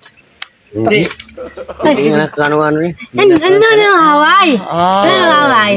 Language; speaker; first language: Filipino; non-native, local second language; Cebuano